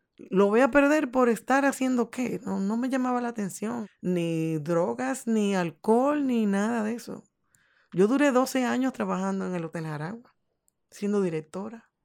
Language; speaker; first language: Spanish; native; Spanish